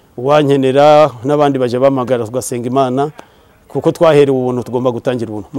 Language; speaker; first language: Kinyarwanda; early bilingual, heritage; Kinyarwanda